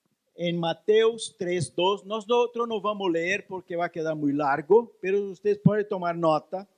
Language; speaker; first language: Spanish; non-native, learner; Portuguese